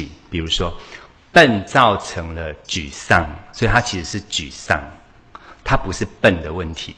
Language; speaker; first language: Chinese; native; Chinese